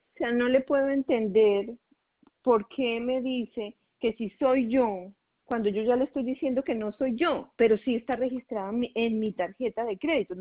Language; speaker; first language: Spanish; native; Spanish